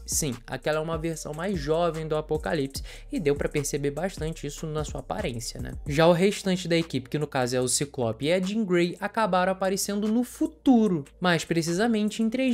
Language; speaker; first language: Portuguese; native; Portuguese